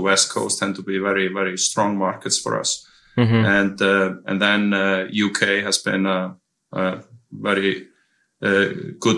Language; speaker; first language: English; non-native, fluent; Icelandic